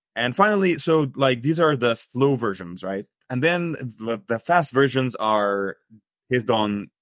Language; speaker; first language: English; non-native, fluent; Arabic